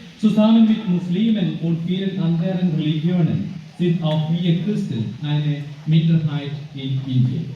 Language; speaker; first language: German; non-native, fluent; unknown